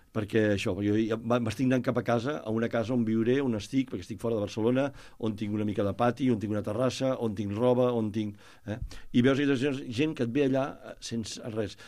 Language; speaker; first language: Catalan; native; Catalan